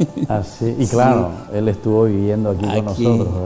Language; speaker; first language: Spanish; native; Spanish